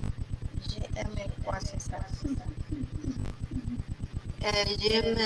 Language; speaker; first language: French; non-native, fluent; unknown